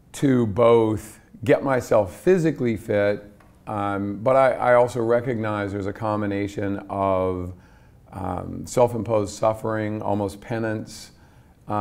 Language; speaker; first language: English; native; English